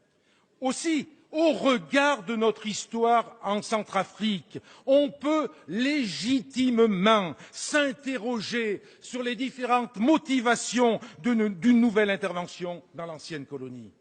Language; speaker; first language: French; native; French